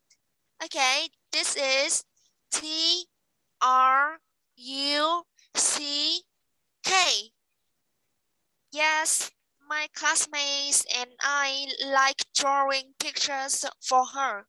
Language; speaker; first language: English; non-native, fluent; Vietnamese